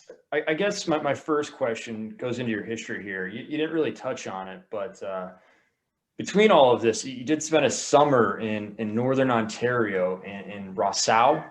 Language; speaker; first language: English; native; English